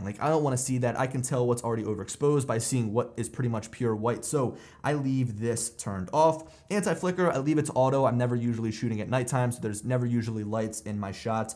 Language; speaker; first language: English; native; English